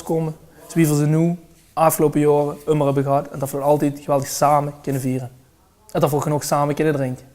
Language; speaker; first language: Dutch; native; Dutch